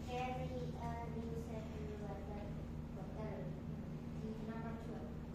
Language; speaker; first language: English; non-native, learner; Indonesian